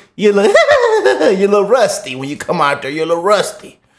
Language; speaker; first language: English; native; English